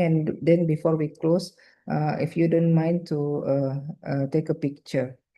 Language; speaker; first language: English; non-native, fluent; Indonesian